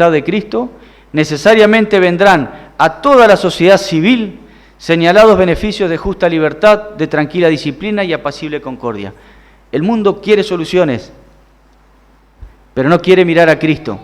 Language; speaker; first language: Spanish; native; Spanish